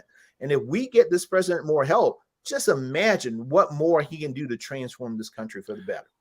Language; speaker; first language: English; native; English